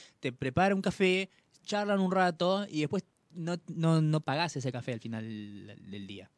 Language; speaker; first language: Spanish; native; Spanish